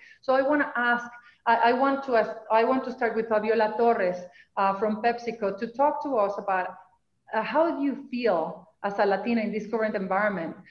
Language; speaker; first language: English; non-native, fluent; Spanish